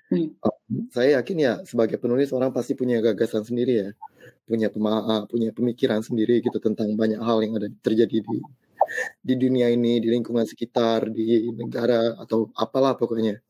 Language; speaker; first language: Indonesian; native; Indonesian